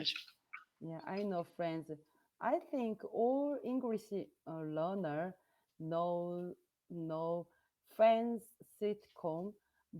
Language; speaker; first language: English; non-native, learner; Korean